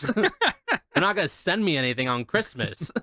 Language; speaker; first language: English; native; English